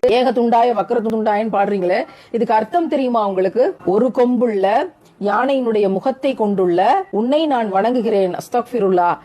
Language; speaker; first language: Tamil; non-native, local second language; Malayalam